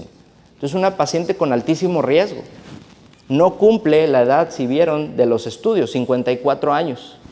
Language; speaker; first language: Spanish; native; Spanish